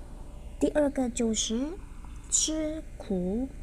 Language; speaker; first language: Chinese; non-native, fluent; Burmese